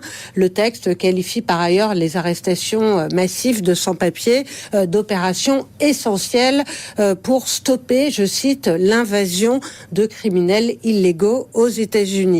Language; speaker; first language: French; native; French